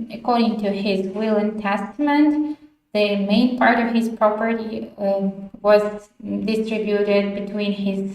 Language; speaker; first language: English; non-native, fluent; Ukrainian